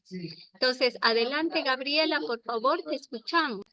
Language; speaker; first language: Spanish; native; Spanish